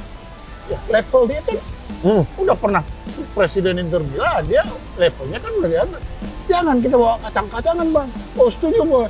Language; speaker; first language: Indonesian; native; Indonesian